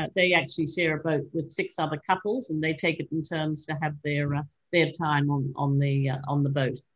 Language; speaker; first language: English; native; English